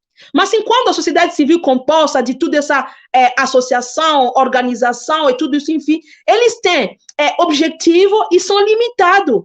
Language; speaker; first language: Portuguese; non-native, fluent; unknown